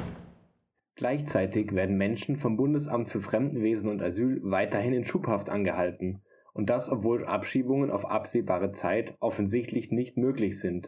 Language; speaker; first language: German; native; German